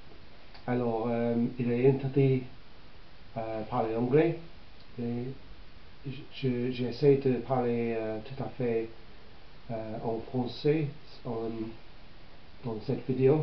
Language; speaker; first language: French; non-native, learner; English